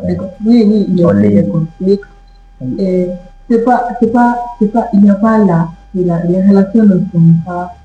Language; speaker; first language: French; non-native, learner; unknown